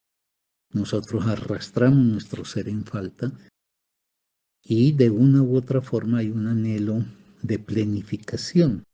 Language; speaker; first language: Spanish; native; Spanish